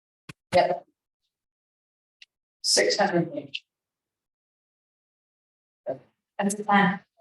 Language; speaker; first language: English; native; English